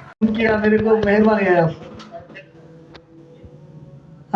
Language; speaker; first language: Hindi; non-native, fluent; Bangla